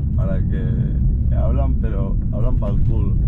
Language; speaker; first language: Spanish; non-native, fluent; Portuguese